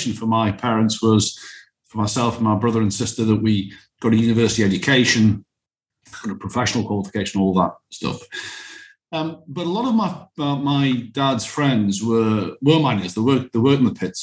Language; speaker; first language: English; native; English